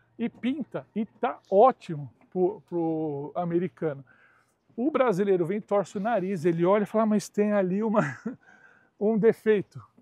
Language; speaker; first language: Portuguese; native; Portuguese